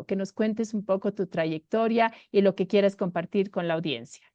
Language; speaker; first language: Spanish; native; Spanish